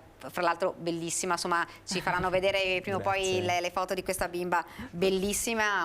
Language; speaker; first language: Italian; native; Italian